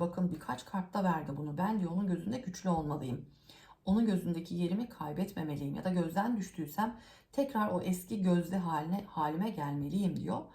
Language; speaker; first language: Turkish; native; Turkish